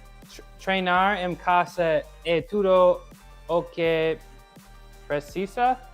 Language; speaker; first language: Portuguese; non-native, learner; English